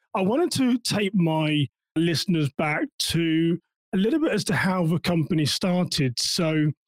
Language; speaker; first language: English; native; English